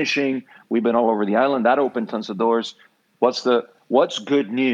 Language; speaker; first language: English; non-native, fluent; Spanish